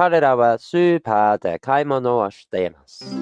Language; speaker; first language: Japanese; non-native, learner; English